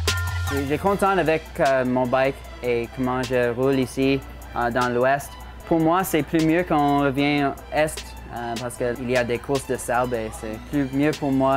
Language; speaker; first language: French; non-native, local second language; English